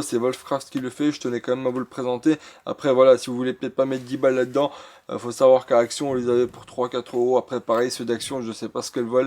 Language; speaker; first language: French; native; French